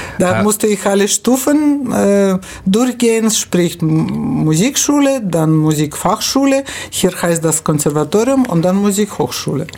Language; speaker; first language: German; non-native, fluent; Russian